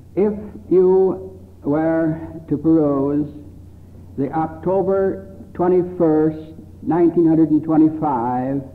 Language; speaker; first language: English; native; English